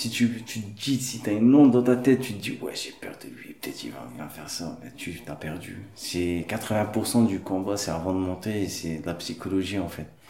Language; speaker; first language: French; early bilingual, other home language; Arabic